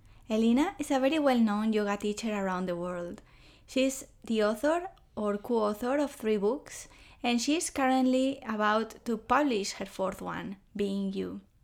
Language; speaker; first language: English; non-native, fluent; Spanish